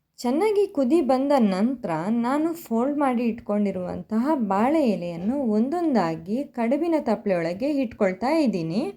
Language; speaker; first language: Kannada; non-native, local second language; Tulu